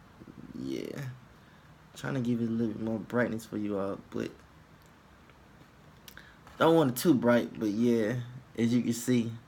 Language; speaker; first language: English; native; English